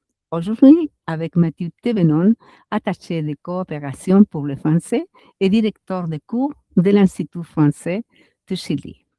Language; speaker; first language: French; non-native, fluent; Spanish